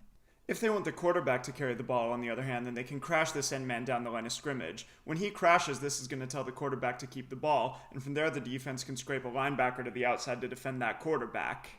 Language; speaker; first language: English; native; English